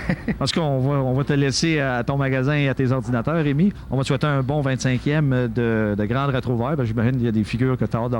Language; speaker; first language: French; native; French